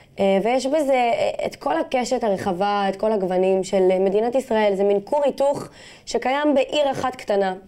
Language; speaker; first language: Hebrew; non-native, local second language; Arabic